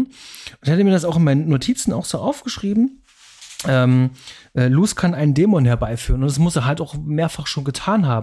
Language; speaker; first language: German; native; German